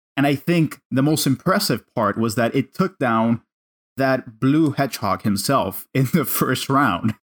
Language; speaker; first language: English; non-native, fluent; Spanish